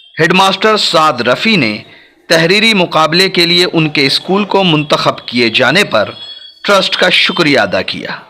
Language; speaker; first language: Urdu; native; Urdu